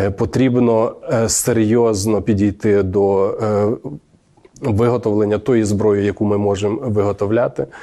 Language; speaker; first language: Ukrainian; native; Ukrainian